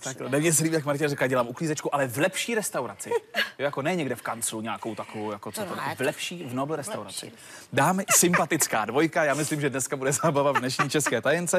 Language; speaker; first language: Czech; native; Czech